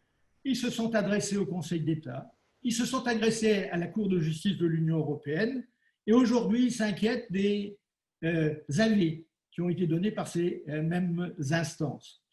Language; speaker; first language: French; native; French